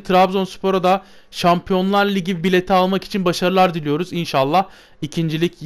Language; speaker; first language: Turkish; native; Turkish